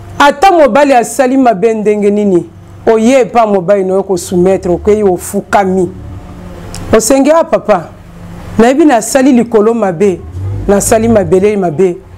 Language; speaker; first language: Lingala; native; Lingala